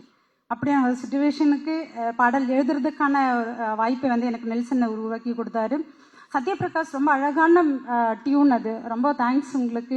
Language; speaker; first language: Tamil; native; Tamil